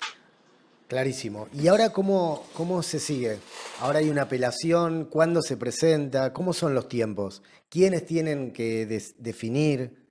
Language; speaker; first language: Spanish; native; Spanish